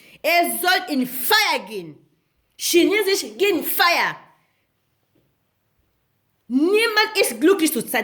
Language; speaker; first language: German; non-native, learner; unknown